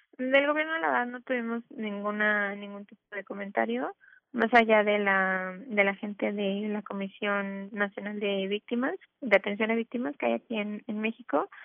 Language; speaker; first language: Spanish; native; Spanish